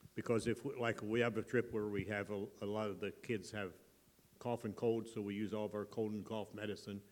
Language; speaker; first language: English; native; English